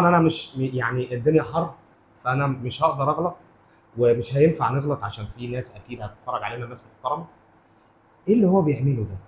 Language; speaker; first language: Arabic; native; Arabic